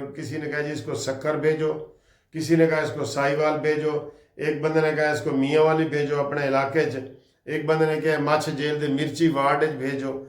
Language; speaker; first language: Urdu; non-native, local second language; Saraiki